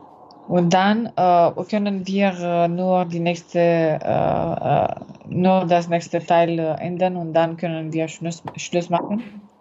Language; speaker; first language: German; non-native, learner; French